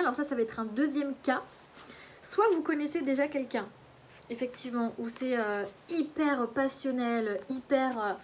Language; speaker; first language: French; native; French